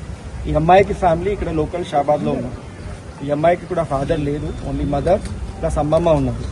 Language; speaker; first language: Telugu; non-native, learner; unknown